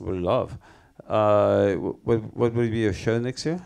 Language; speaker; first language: English; non-native, fluent; French